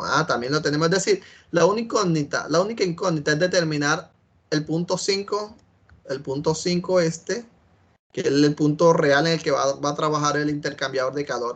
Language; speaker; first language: Spanish; native; Spanish